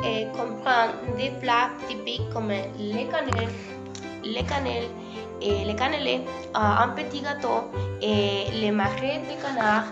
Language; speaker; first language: French; non-native, learner; Spanish